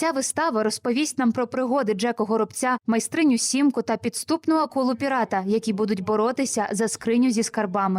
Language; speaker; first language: Ukrainian; native; Ukrainian